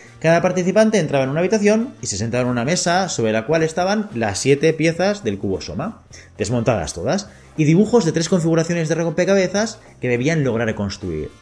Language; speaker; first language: Spanish; native; Spanish